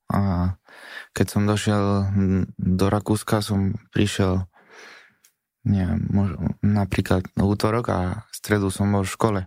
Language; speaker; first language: Slovak; non-native, fluent; Spanish